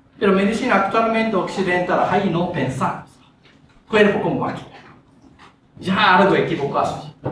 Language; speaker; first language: Spanish; non-native, learner; Japanese